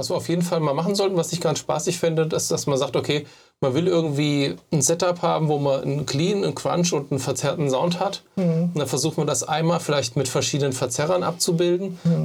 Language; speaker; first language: German; native; German